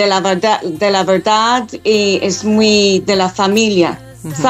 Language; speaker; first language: Spanish; non-native, learner; English